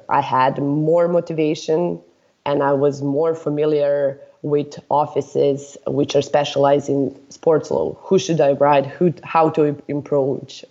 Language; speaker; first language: English; non-native, fluent; Serbian